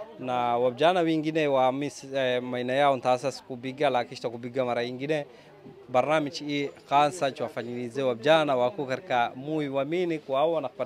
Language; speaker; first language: Swahili; native; Swahili